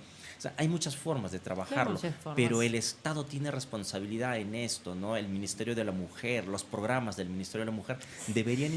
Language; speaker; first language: Spanish; native; Spanish